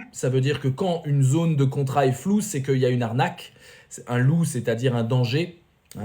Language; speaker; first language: French; native; French